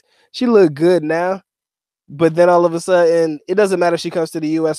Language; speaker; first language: English; native; English